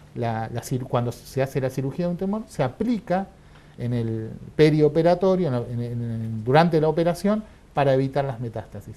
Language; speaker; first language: Spanish; native; Spanish